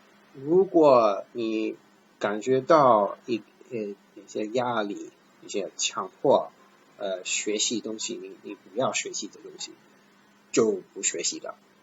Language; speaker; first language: Chinese; non-native, fluent; English